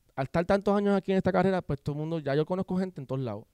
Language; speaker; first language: Spanish; native; Spanish